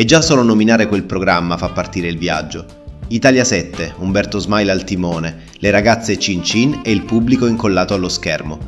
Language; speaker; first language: Italian; native; Italian